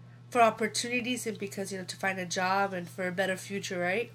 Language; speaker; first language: English; early bilingual, other home language; Spanish